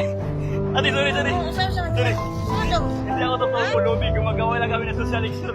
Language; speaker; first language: Filipino; non-native, local second language; Cebuano